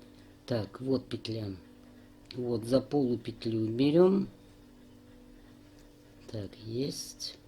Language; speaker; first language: Russian; native; Russian